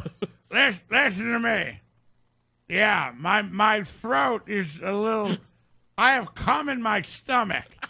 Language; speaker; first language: English; native; English